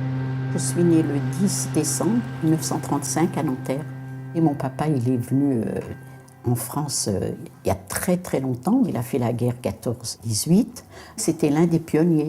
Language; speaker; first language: French; early bilingual, other home language; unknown